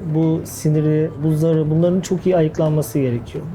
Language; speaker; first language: Turkish; native; Turkish